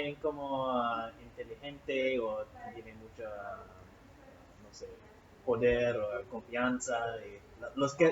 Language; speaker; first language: Spanish; non-native, learner; English